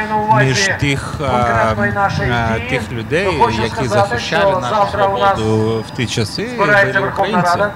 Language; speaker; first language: Ukrainian; non-native, fluent; Lithuanian